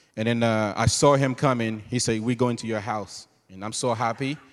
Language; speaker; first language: English; non-native, fluent; Haitian Creole